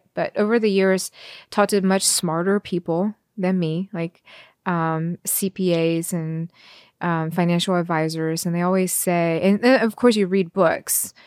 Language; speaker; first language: English; early bilingual, other home language; Chinese